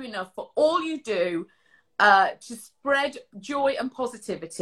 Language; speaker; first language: English; native; English